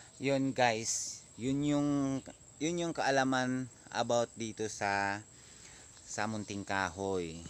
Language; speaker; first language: Filipino; non-native, local second language; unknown